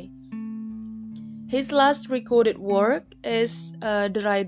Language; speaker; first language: English; non-native, fluent; Indonesian